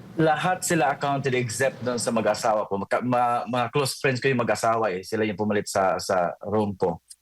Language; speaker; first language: Filipino; non-native, local second language; Cebuano